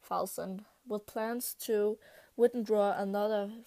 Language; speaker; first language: English; non-native, learner; Danish